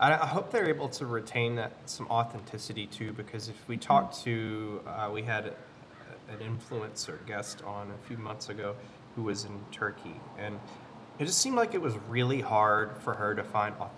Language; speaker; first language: English; native; English